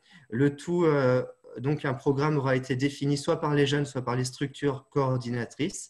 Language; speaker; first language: French; native; French